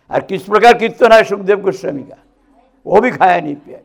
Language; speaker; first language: Hindi; non-native, local second language; Bangla